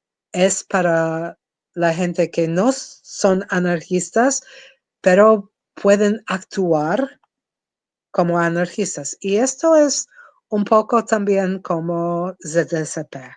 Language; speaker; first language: Spanish; non-native, fluent; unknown